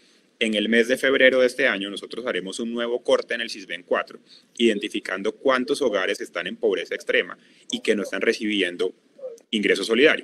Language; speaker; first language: Spanish; native; Spanish